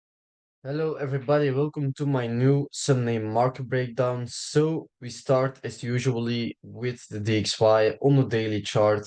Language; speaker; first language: English; non-native, fluent; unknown